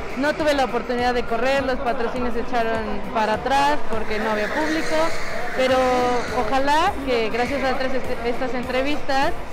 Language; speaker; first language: Spanish; native; Spanish